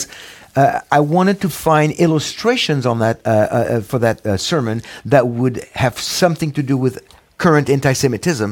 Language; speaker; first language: English; non-native, fluent; French